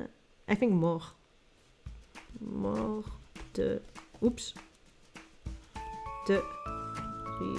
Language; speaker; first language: French; non-native, learner; Dutch